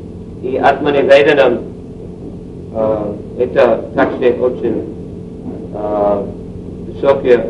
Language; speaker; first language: Russian; non-native, learner; English